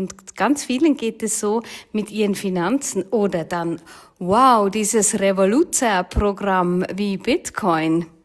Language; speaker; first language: German; native; German